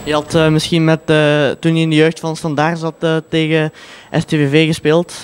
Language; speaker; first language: Dutch; native; Dutch